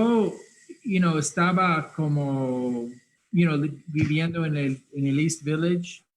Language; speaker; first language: Spanish; early bilingual, heritage; English